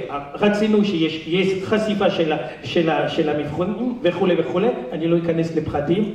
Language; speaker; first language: Hebrew; non-native, fluent; French